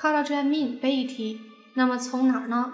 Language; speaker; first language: Arabic; non-native, fluent; Chinese